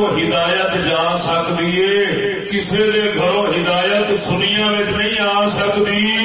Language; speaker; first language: Urdu; non-native, local second language; Punjabi